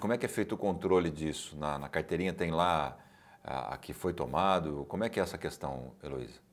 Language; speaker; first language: Portuguese; native; Portuguese